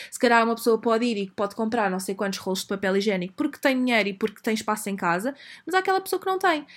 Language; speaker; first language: Portuguese; native; Portuguese